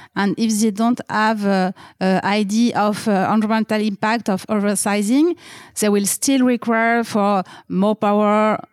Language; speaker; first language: English; non-native, fluent; French